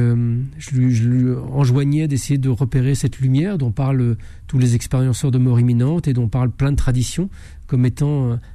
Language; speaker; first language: French; native; French